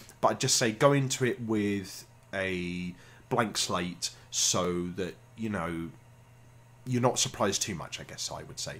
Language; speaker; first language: English; native; English